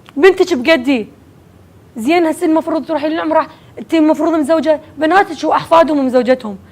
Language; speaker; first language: Arabic; native; Arabic